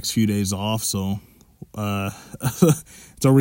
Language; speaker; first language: English; native; English